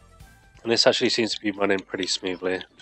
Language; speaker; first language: English; native; English